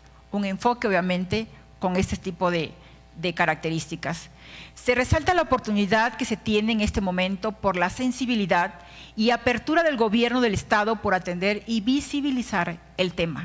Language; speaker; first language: Spanish; native; Spanish